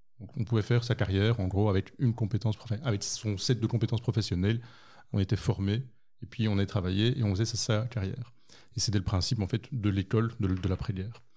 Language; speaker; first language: French; native; French